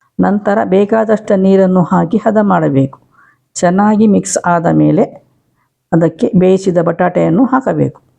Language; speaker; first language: Kannada; non-native, local second language; Konkani